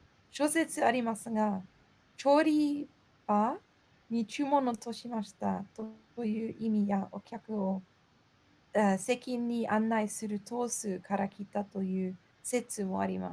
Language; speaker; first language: Japanese; non-native, learner; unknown